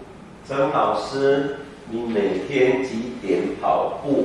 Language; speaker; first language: Chinese; non-native, learner; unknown